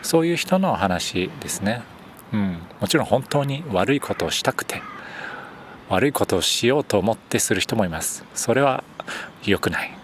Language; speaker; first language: Japanese; native; Japanese